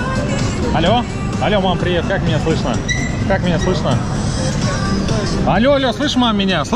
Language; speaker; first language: Russian; native; Russian